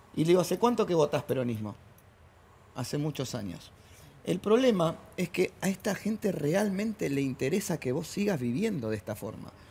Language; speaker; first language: Spanish; native; Spanish